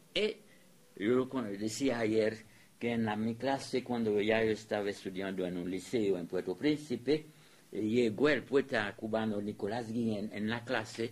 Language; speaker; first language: Spanish; non-native, fluent; French